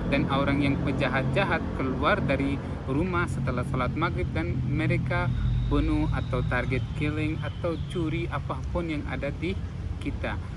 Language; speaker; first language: Indonesian; non-native, fluent; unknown